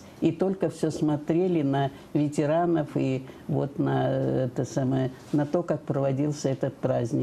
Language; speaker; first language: Russian; native; Russian